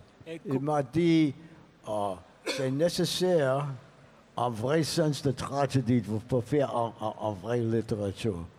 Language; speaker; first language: French; non-native, learner; English